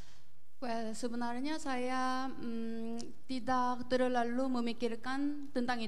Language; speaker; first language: Indonesian; non-native, learner; Korean